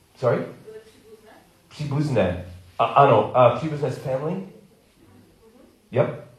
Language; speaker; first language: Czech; non-native, learner; English